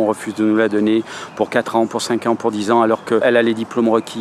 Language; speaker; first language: French; native; French